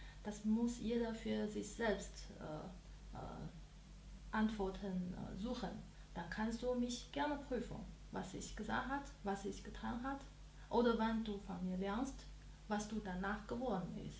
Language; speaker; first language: German; non-native, learner; Chinese